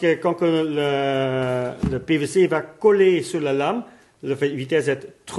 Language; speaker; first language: French; non-native, local second language; Dutch